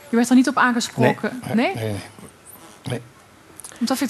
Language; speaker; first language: Dutch; native; Dutch